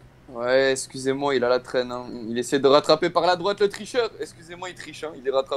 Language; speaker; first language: French; native; French